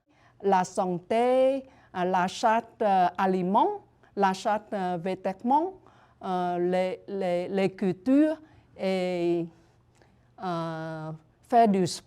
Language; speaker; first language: French; non-native, learner; Vietnamese